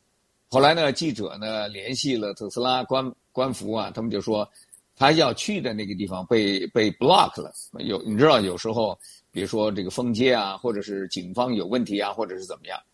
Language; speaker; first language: Chinese; native; Chinese